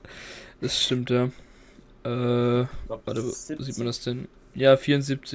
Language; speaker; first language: German; native; German